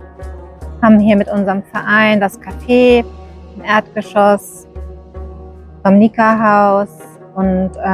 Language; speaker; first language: German; early bilingual, other home language; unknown